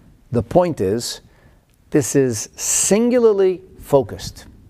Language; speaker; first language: English; early bilingual, other home language; German